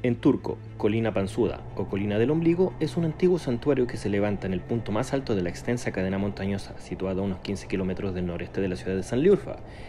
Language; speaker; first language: Spanish; native; Spanish